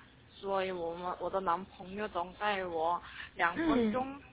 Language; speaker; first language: Chinese; non-native, learner; Korean